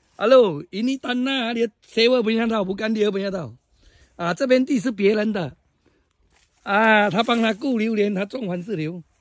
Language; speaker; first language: Malay; non-native, local second language; Chinese